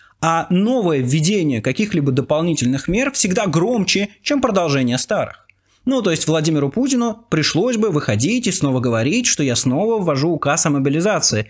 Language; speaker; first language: Russian; native; Russian